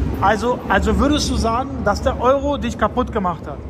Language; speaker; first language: German; native; German